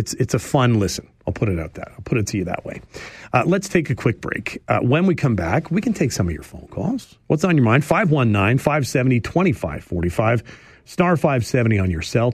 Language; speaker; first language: English; native; English